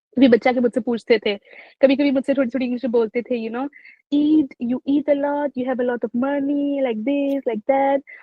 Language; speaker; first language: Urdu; native; Urdu